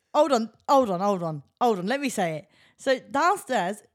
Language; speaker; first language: English; native; English